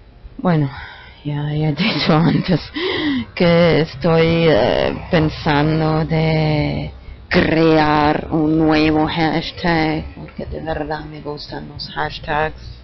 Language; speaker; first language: Spanish; non-native, fluent; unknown